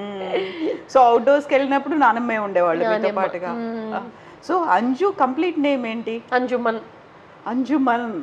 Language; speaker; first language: Telugu; native; Telugu